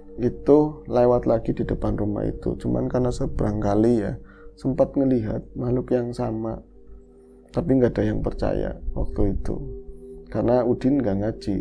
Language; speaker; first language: Indonesian; non-native, local second language; Javanese